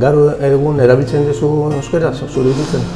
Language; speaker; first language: Basque; non-native, local second language; Spanish